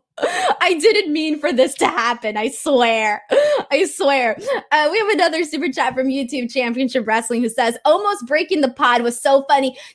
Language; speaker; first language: English; native; English